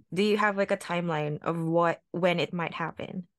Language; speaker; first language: English; non-native, local second language; Filipino